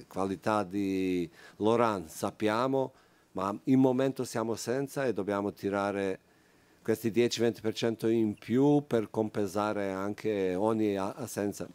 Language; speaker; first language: Italian; non-native, fluent; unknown